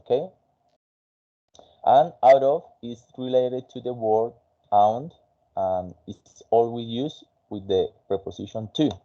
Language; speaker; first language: English; non-native, fluent; Spanish